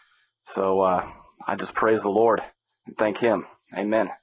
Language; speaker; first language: English; native; English